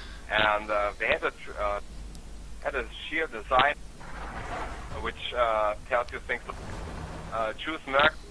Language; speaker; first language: English; non-native, fluent; German